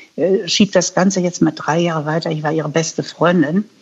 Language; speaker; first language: German; native; German